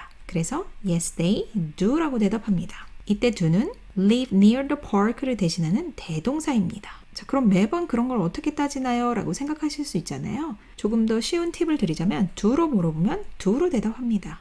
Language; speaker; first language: Korean; native; Korean